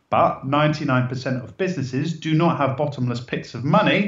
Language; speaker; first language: English; native; English